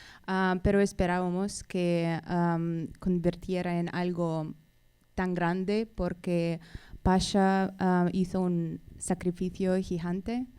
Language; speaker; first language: Spanish; non-native, fluent; Russian